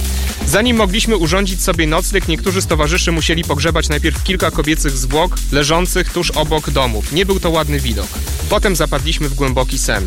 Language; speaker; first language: Polish; native; Polish